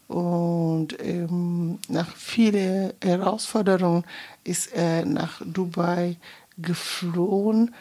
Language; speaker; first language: German; non-native, fluent; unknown